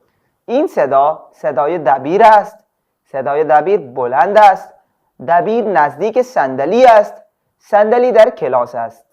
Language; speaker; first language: Persian; non-native, fluent; Urdu